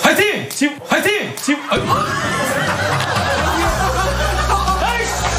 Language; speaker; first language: Korean; native; Korean